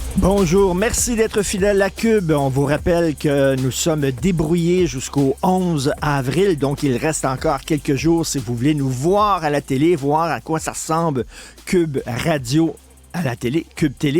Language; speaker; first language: French; native; French